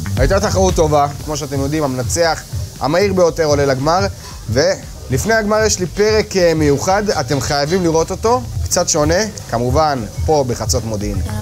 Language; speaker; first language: Hebrew; native; Hebrew